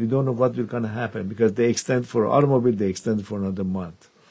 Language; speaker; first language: English; non-native, fluent; Persian